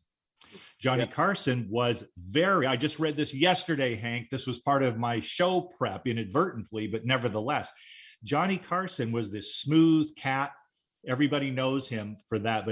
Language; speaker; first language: English; native; English